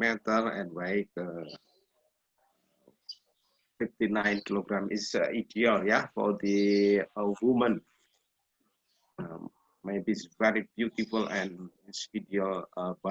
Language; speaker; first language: English; non-native, learner; Indonesian